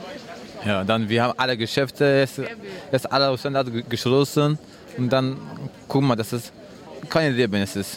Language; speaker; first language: German; non-native, learner; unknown